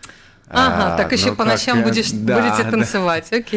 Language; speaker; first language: Russian; native; Russian